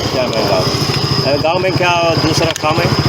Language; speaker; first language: Hindi; non-native, learner; Tamil